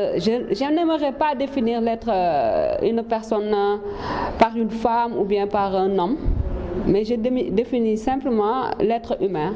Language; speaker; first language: French; non-native, local second language; Wolof